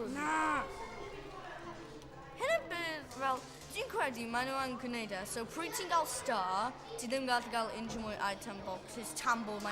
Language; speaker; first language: Welsh; non-native, local second language; English